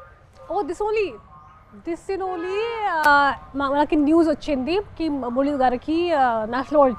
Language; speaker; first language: Telugu; non-native, fluent; Hindi